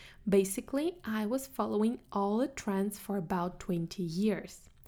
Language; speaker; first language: English; non-native, fluent; Russian